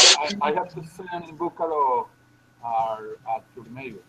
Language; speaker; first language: English; non-native, learner; Spanish